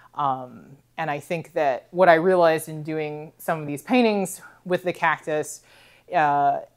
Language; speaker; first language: English; native; English